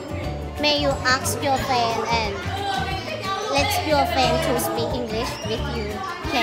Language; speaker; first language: English; non-native, learner; Thai